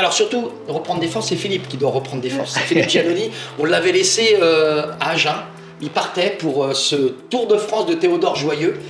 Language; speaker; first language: French; native; French